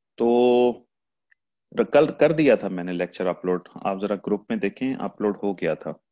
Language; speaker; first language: Urdu; non-native, local second language; Punjabi